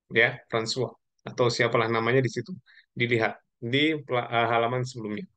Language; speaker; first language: Indonesian; non-native, local second language; Javanese